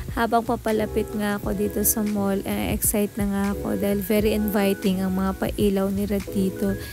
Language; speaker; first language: Filipino; native; Filipino